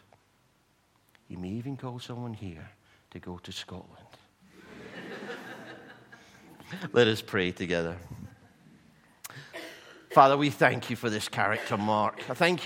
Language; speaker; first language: English; native; English